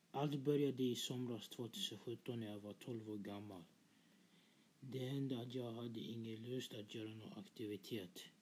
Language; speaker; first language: Swedish; early bilingual, other home language; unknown